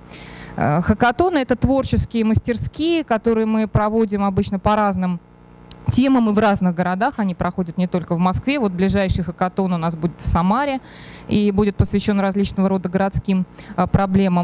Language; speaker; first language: Russian; native; Russian